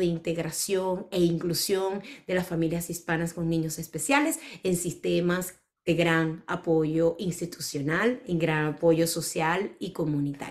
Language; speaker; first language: Spanish; native; Spanish